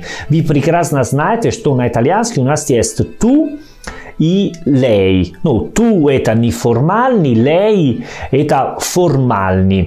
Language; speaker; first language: Russian; non-native, fluent; Italian